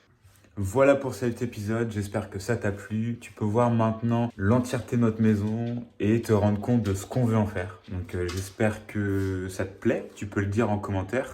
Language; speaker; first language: French; native; French